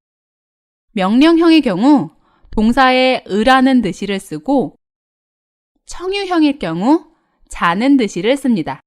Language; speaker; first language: Korean; native; Korean